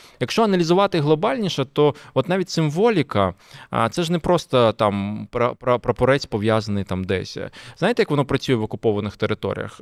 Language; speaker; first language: Ukrainian; non-native, local second language; Russian